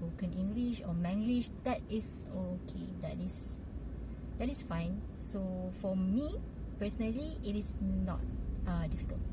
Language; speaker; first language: English; non-native, local second language; Malay